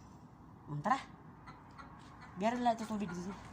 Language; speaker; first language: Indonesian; non-native, learner; Cebuano